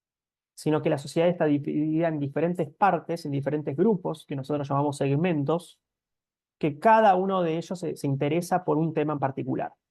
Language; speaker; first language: Spanish; native; Spanish